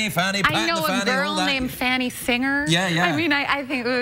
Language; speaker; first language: English; native; English